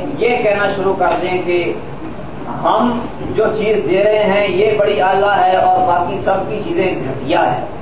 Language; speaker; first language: Urdu; non-native, local second language; Punjabi